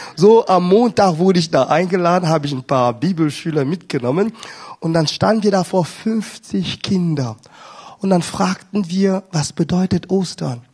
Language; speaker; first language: German; non-native, fluent; French